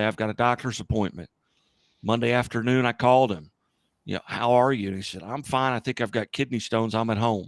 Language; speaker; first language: English; native; English